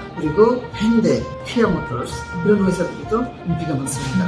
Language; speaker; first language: Korean; non-native, fluent; Bangla